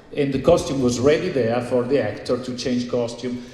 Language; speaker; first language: English; non-native, fluent; Italian